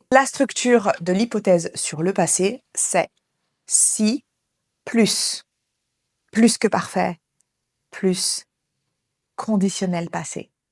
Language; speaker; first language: French; native; French